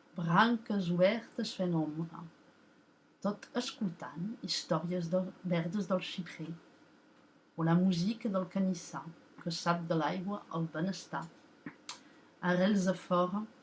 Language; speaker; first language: Catalan; non-native, local second language; French